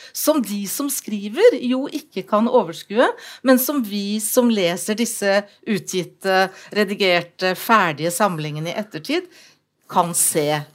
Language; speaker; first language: Norwegian; native; Norwegian